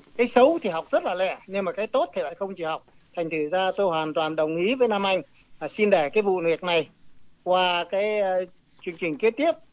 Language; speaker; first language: Vietnamese; native; Vietnamese